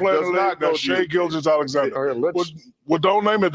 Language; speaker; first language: English; native; English